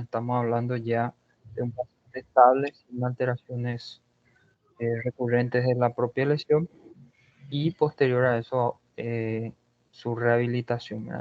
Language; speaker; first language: Spanish; non-native, fluent; Portuguese